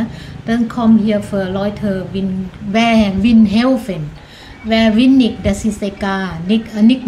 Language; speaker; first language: German; non-native, learner; Thai